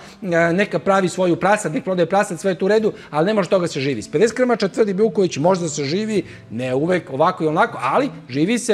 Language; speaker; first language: Serbian; native; Serbian